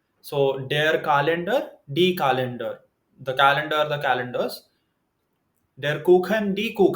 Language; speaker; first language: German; non-native, learner; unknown